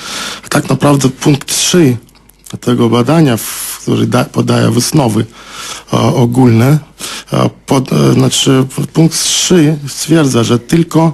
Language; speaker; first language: Polish; non-native, fluent; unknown